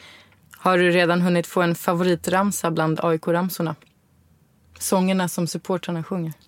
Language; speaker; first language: Swedish; native; Swedish